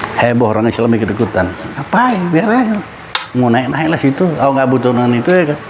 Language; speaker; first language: Indonesian; non-native, local second language; Minangkabau